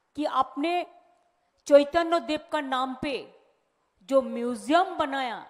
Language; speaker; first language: Hindi; non-native, local second language; Bangla